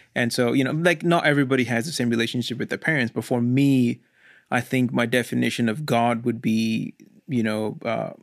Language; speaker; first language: English; non-native, local second language; Hindi